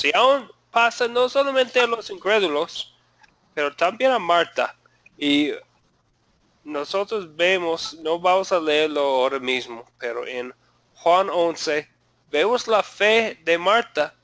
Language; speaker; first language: Spanish; non-native, fluent; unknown